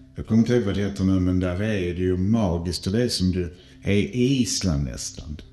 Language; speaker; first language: Swedish; native; Swedish